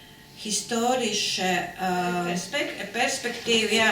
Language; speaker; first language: German; non-native, learner; Latvian